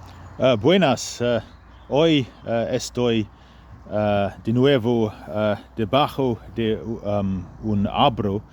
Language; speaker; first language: Spanish; non-native, fluent; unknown